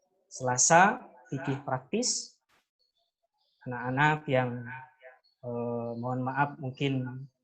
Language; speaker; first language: Indonesian; native; Indonesian